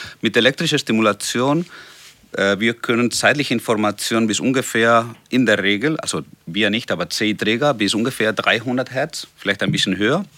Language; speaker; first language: German; non-native, fluent; Spanish